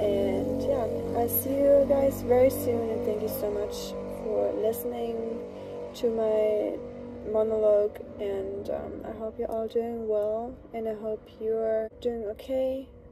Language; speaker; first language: English; non-native, fluent; German